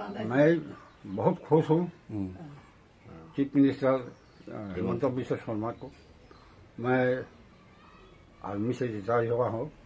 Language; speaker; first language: Hindi; non-native, local second language; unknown